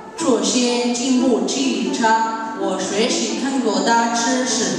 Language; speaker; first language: Chinese; non-native, learner; Spanish